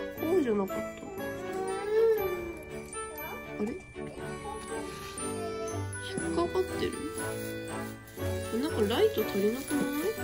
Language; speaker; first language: Japanese; native; Japanese